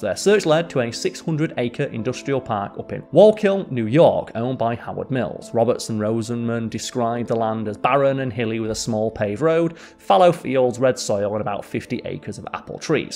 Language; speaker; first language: English; native; English